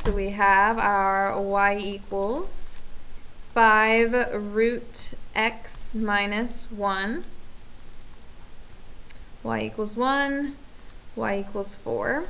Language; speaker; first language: English; native; English